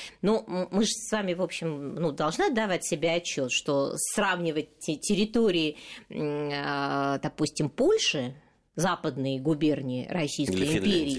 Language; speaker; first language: Russian; native; Russian